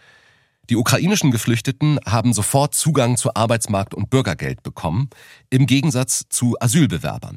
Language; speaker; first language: German; native; German